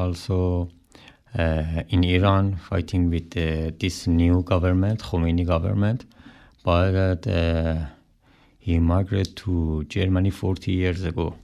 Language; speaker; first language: English; non-native, learner; Persian